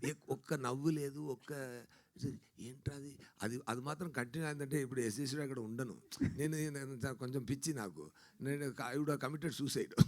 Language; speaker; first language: Telugu; non-native, learner; Tamil